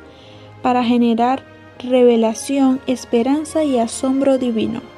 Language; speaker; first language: Spanish; native; Spanish